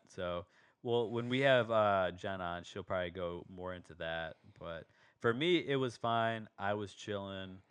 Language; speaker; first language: English; native; English